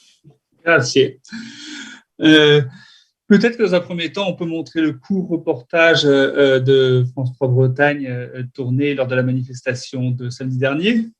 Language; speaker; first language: French; native; French